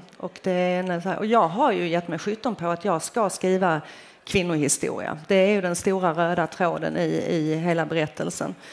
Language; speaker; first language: Swedish; early bilingual, other home language; Finnish